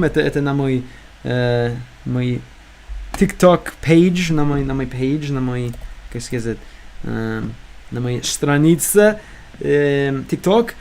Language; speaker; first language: Russian; non-native, learner; English